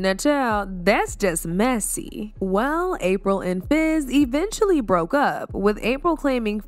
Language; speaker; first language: English; native; English